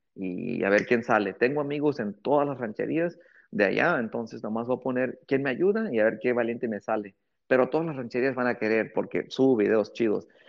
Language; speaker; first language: Spanish; early bilingual, heritage; Spanish